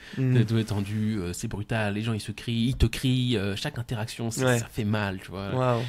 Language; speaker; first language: French; native; French